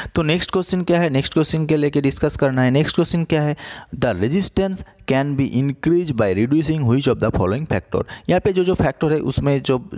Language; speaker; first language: Hindi; non-native, local second language; Bangla